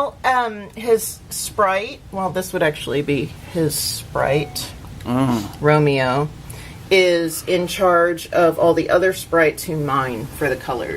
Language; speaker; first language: English; native; English